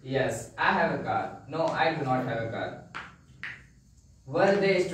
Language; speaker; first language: English; non-native, learner; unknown